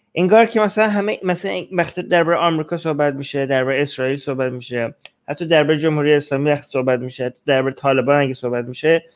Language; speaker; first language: Persian; native; Persian